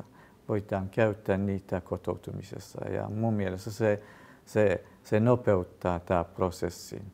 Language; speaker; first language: Finnish; non-native, fluent; Kurdish